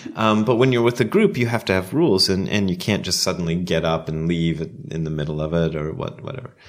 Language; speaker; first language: English; native; English